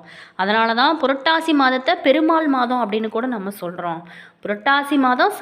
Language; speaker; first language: Tamil; native; Tamil